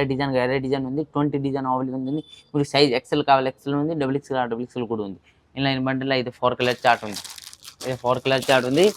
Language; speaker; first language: Telugu; non-native, local second language; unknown